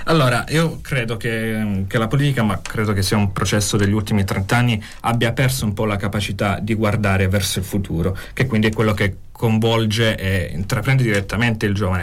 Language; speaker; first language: Italian; native; Italian